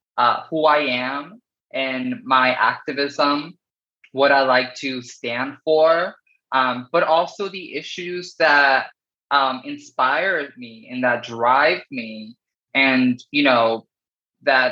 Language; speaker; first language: English; early bilingual, other home language; Spanish